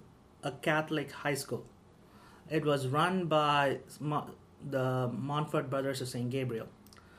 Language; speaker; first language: English; non-native, local second language; Tamil